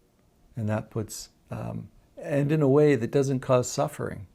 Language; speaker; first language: English; native; English